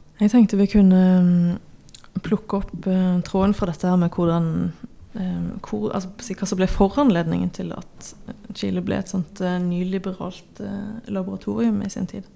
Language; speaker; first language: Norwegian; native; Norwegian